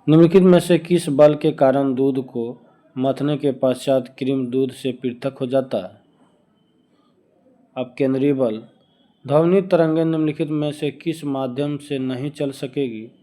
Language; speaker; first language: Hindi; native; Hindi